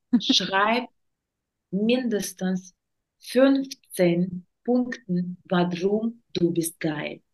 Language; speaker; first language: German; non-native, learner; Russian